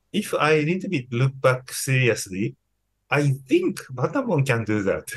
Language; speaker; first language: English; non-native, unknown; Japanese